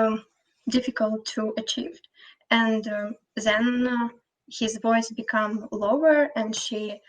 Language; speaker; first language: English; non-native, fluent; Russian